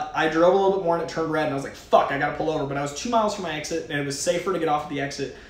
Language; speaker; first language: English; native; English